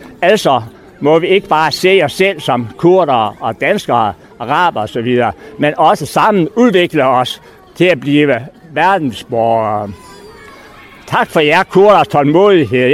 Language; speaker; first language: Danish; native; Danish